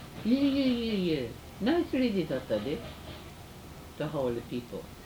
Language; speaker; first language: English; early bilingual, other home language; Japanese